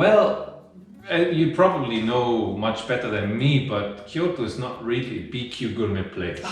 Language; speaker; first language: English; non-native, fluent; German